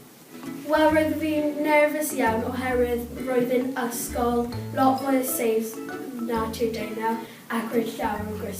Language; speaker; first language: Welsh; non-native, local second language; English